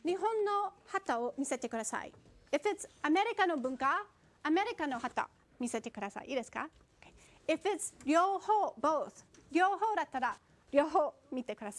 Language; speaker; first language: Japanese; non-native, fluent; English